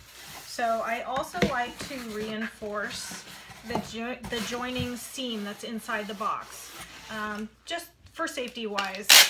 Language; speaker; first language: English; native; English